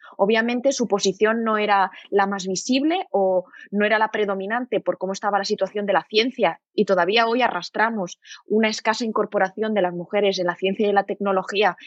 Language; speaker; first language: Spanish; native; Spanish